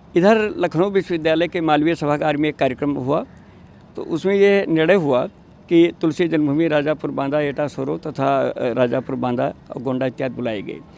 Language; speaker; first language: Hindi; native; Hindi